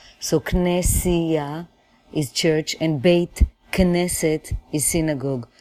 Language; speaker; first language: English; non-native, fluent; Hebrew